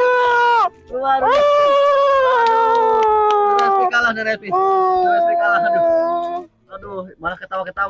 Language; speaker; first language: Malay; non-native, local second language; Sundanese